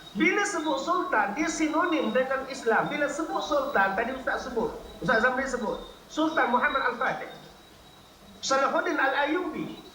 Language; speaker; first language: Malay; native; Malay